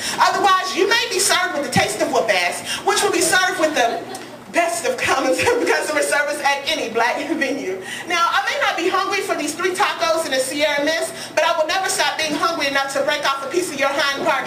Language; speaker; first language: English; native; English